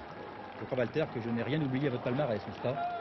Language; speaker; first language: French; native; French